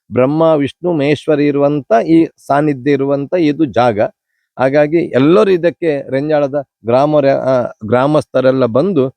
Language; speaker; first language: Kannada; non-native, local second language; Tulu